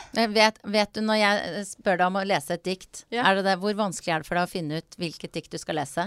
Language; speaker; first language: Norwegian; native; Norwegian